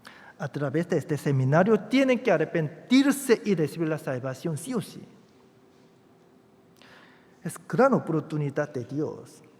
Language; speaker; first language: Spanish; non-native, fluent; Korean